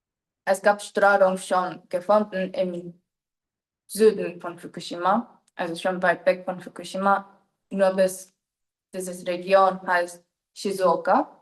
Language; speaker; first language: German; non-native, fluent; Japanese